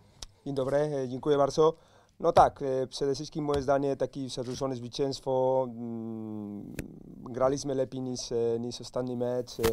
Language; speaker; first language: Polish; non-native, learner; Spanish